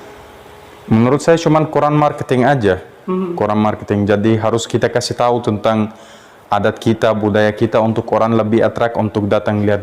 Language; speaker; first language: Indonesian; non-native, fluent; Arabic